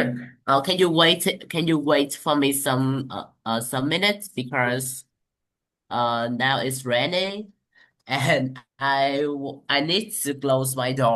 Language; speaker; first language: English; non-native, learner; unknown